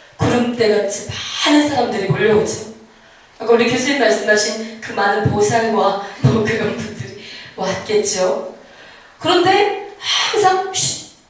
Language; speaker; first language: Korean; native; Korean